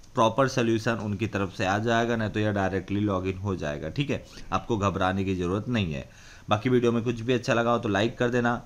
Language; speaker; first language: Hindi; native; Hindi